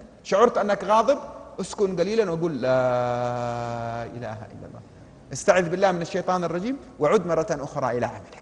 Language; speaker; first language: Arabic; native; Arabic